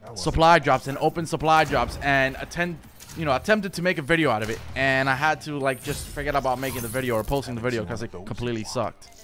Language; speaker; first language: English; native; English